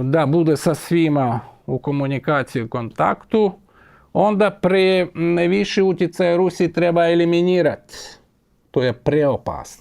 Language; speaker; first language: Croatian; non-native, fluent; Ukrainian